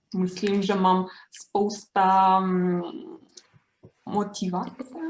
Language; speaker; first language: Czech; non-native, learner; Romanian